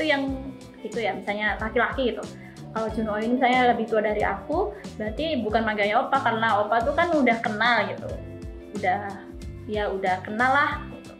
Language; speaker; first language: Indonesian; native; Indonesian